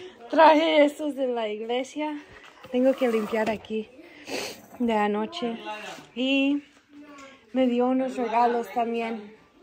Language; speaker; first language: Spanish; early bilingual, heritage; Spanish